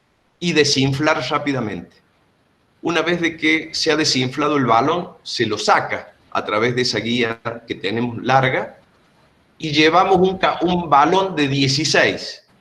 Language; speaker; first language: Spanish; native; Spanish